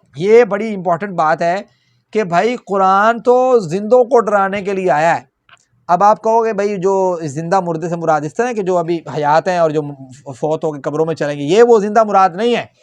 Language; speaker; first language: Urdu; non-native, local second language; Punjabi